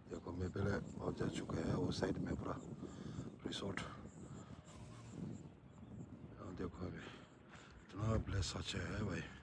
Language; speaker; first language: Hindi; non-native, local second language; Tibetan